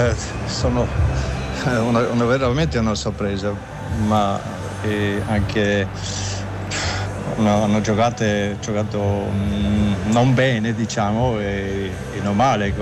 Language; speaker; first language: Italian; non-native, learner; German